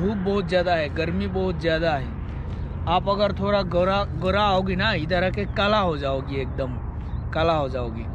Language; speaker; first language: Hindi; non-native, local second language; Bangla